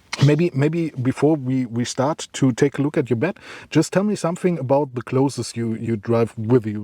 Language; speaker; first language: English; non-native, fluent; German